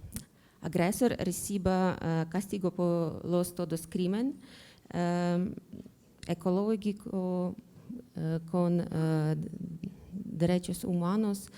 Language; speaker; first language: Spanish; non-native, learner; Ukrainian